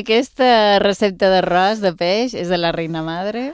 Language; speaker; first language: Catalan; native; Catalan